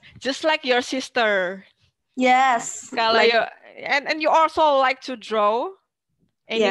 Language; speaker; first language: English; non-native, fluent; Indonesian